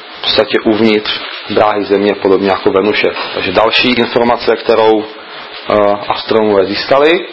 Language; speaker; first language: Czech; native; Czech